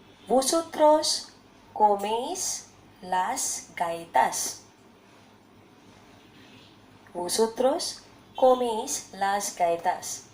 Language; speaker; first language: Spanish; non-native, learner; Bangla